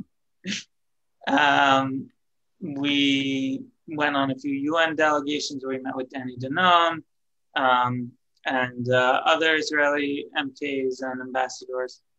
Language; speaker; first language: English; native; English